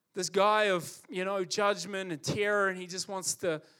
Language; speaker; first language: English; native; English